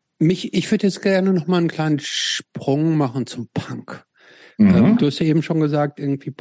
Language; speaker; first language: German; native; German